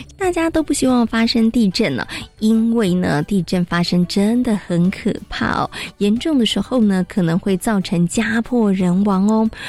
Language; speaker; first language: Chinese; native; Chinese